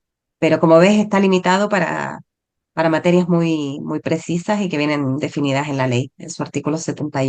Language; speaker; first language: Spanish; native; Spanish